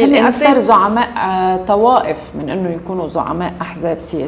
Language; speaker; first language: Arabic; native; Arabic